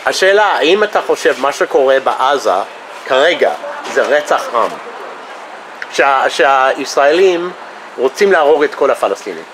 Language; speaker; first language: Hebrew; non-native, fluent; English